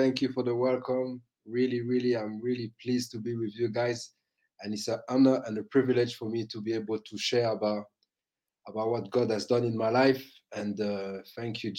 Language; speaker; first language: English; non-native, fluent; French